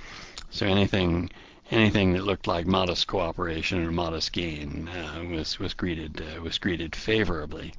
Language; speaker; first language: English; native; English